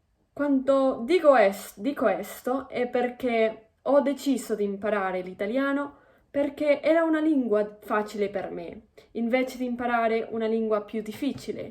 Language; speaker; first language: Italian; non-native, fluent; Spanish